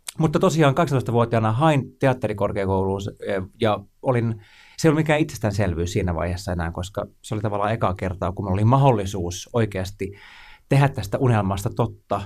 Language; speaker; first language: Finnish; non-native, local second language; Swedish